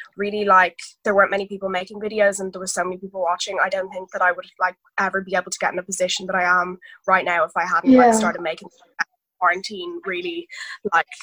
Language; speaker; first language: English; native; English